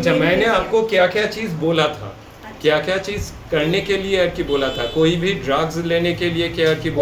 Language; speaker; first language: Hindi; non-native, local second language; Bangla